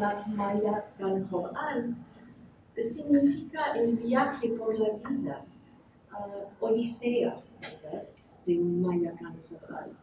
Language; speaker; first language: Spanish; non-native, fluent; English